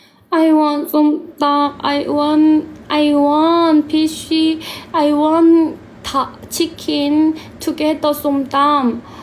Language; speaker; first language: English; non-native, learner; Korean